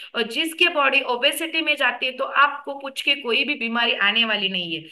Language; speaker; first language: Hindi; non-native, local second language; Marathi